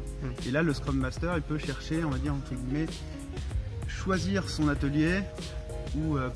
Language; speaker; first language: French; native; French